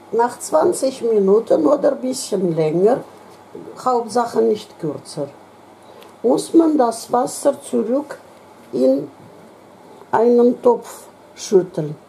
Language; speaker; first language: German; non-native, local second language; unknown